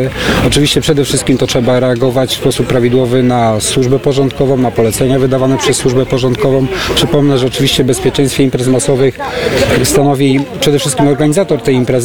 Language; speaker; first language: Polish; native; Polish